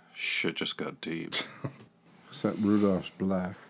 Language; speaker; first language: English; native; English